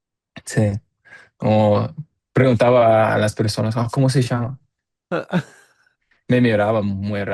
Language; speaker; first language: Spanish; non-native, learner; English